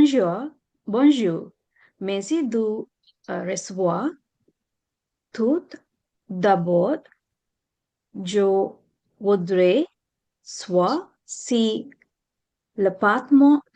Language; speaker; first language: French; non-native, learner; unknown